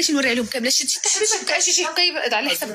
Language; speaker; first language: Arabic; native; Arabic